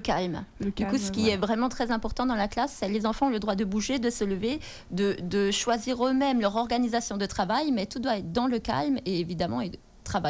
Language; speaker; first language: French; native; French